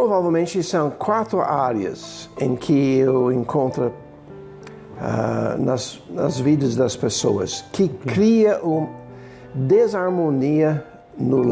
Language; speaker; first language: Portuguese; non-native, fluent; English